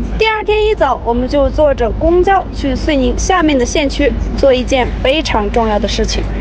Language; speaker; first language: Chinese; non-native, local second language; Tibetan